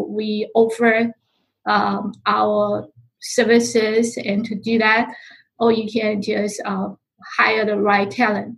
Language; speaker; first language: English; non-native, fluent; Chinese